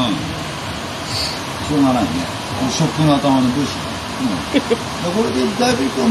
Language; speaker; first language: Japanese; native; Japanese